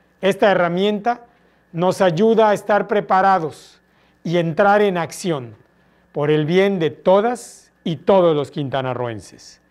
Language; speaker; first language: Spanish; native; Spanish